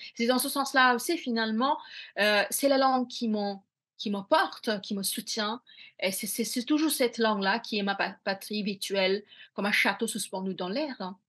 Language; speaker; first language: French; non-native, fluent; Bangla